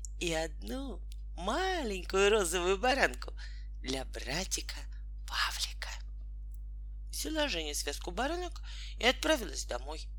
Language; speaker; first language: Russian; native; Russian